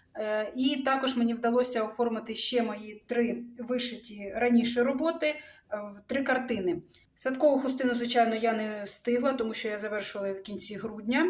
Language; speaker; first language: Ukrainian; non-native, local second language; Russian